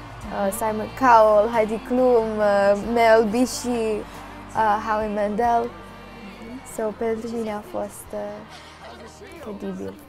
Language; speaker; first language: Romanian; early bilingual, heritage; Romanian